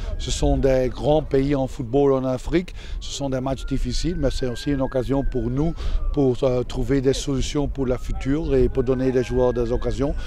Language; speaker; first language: French; non-native, fluent; Dutch